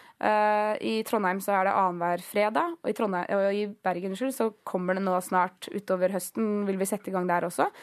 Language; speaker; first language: Norwegian; early bilingual, other home language; Greek